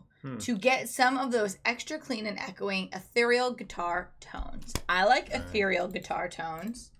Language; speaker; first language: English; native; English